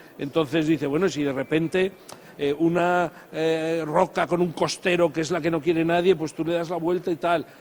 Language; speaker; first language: Spanish; native; Spanish